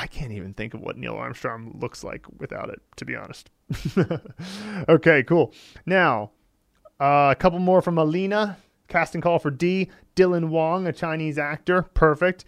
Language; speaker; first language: English; native; English